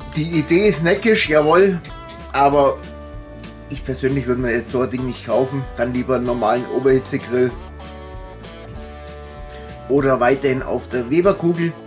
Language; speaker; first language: German; native; German